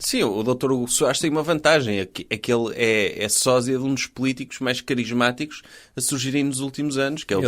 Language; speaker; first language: Portuguese; native; Portuguese